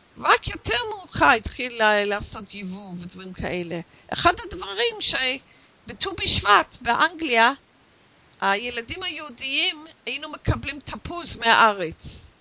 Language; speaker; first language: Hebrew; non-native, fluent; English